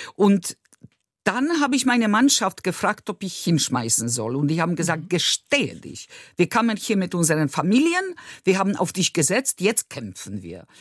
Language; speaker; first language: German; non-native, fluent; Polish